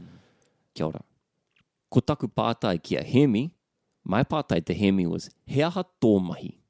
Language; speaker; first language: Māori; non-native, learner; English